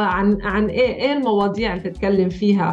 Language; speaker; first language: Arabic; native; Arabic